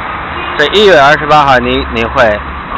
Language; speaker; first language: Chinese; non-native, learner; English